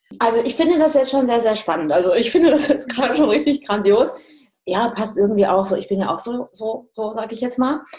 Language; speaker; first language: German; native; German